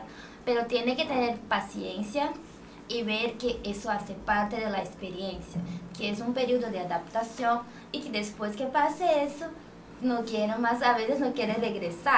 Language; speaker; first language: Spanish; non-native, fluent; Portuguese